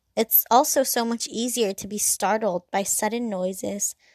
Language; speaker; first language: English; non-native, local second language; Cantonese